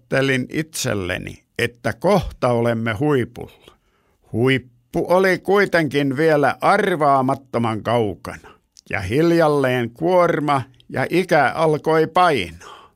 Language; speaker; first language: Finnish; native; Finnish